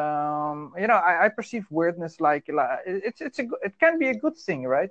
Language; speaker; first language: English; non-native, fluent; Dutch